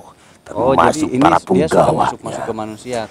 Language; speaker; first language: Indonesian; native; Indonesian